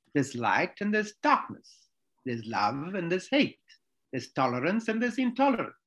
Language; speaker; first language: English; native; English